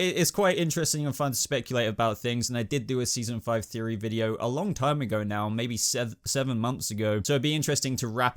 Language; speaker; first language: English; native; English